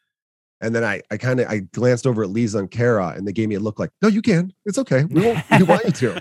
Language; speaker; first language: English; native; English